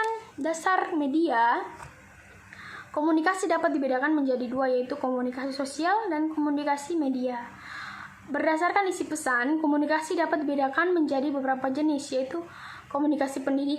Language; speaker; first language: Indonesian; native; Indonesian